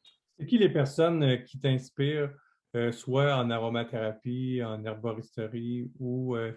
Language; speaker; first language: French; native; French